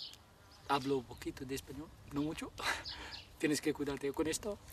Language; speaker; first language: Spanish; non-native, learner; Arabic